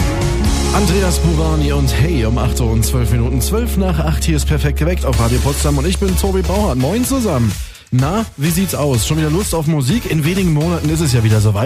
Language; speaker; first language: German; native; German